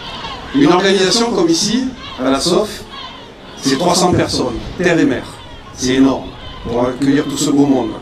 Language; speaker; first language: French; native; French